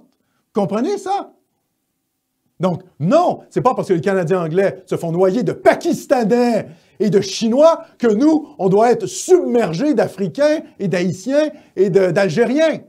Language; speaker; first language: French; native; French